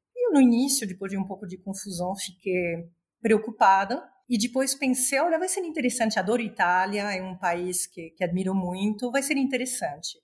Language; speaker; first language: Portuguese; non-native, fluent; Spanish